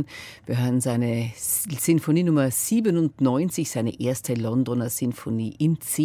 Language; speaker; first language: German; native; German